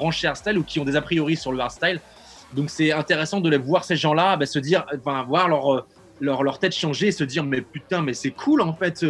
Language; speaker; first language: French; native; French